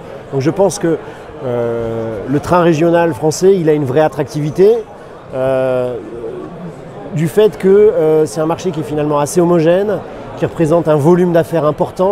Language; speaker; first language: French; native; French